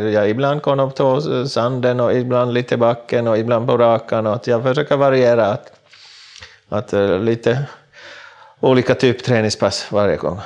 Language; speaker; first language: Swedish; non-native, local second language; Finnish